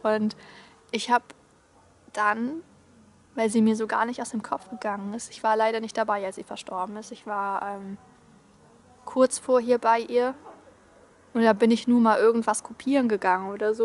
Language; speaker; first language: German; native; German